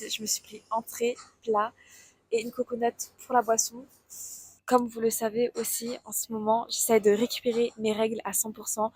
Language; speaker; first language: French; native; French